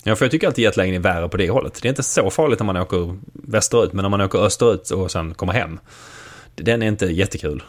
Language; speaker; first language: Swedish; native; Swedish